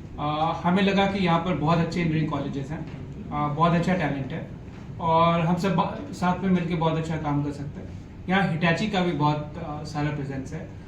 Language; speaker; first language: Hindi; native; Hindi